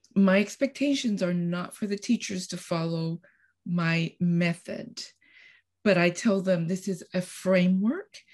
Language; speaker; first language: English; non-native, fluent; Spanish